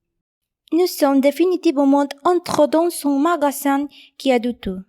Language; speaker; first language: French; non-native, learner; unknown